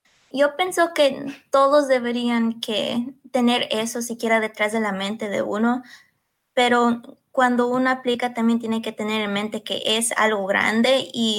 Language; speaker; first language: Spanish; early bilingual, heritage; Spanish